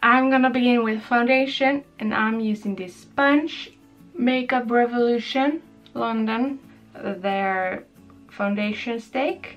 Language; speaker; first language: English; non-native, fluent; Swedish